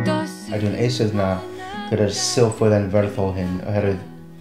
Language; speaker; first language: Welsh; non-native, fluent; English